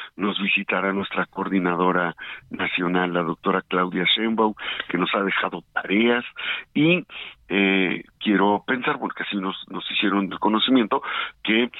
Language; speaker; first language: Spanish; native; Spanish